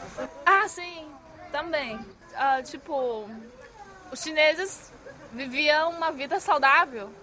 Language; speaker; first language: Portuguese; non-native, fluent; Chinese